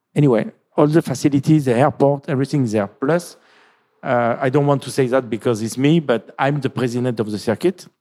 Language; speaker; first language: English; non-native, fluent; French